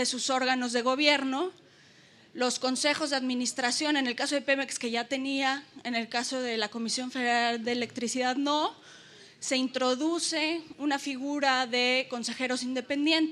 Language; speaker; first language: Spanish; native; Spanish